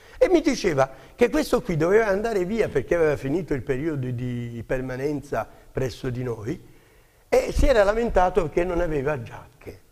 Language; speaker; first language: Italian; native; Italian